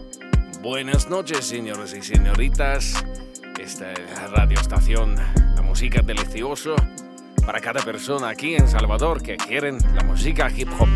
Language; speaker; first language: Spanish; non-native, learner; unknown